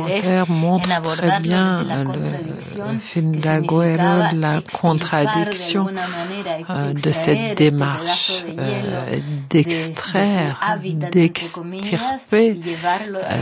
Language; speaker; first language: French; non-native, fluent; Spanish